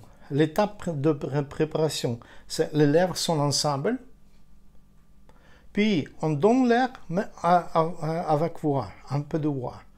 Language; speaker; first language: French; non-native, fluent; Ukrainian